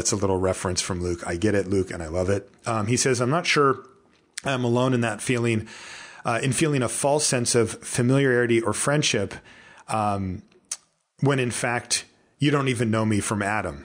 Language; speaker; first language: English; native; English